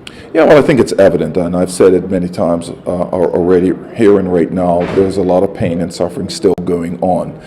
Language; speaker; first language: English; native; English